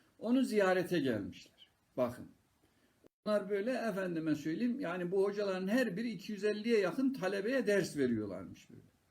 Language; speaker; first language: Turkish; native; Turkish